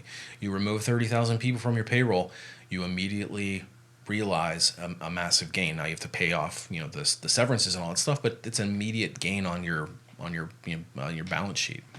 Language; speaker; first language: English; native; English